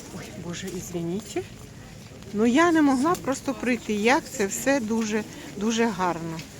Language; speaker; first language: Ukrainian; native; Ukrainian